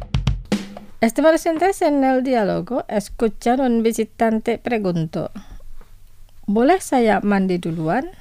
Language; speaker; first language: Spanish; non-native, fluent; Indonesian